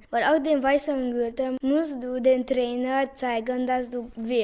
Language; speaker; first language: German; non-native, local second language; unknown